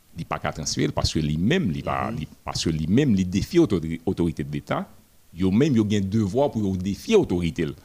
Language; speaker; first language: French; non-native, local second language; Haitian Creole